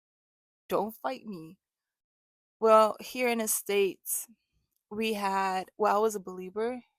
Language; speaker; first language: English; native; English